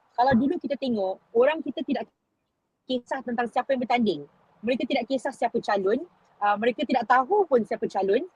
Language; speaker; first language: Malay; native; Malay